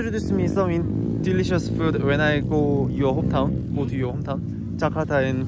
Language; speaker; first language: English; non-native, learner; Korean